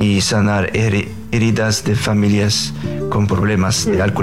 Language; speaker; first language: Spanish; non-native, fluent; Faroese